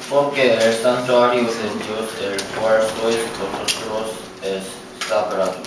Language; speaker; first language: Spanish; non-native, learner; Korean